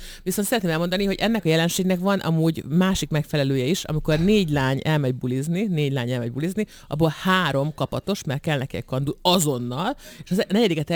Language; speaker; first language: Hungarian; native; Hungarian